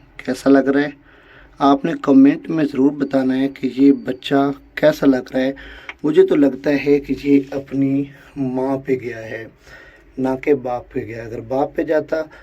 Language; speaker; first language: Urdu; non-native, local second language; Punjabi